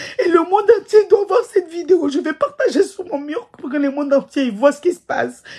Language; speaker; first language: French; non-native, local second language; Ngazidja Comorian